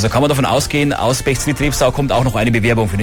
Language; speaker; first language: German; native; German